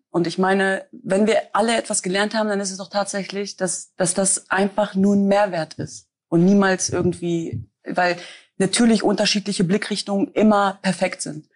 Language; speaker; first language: German; native; German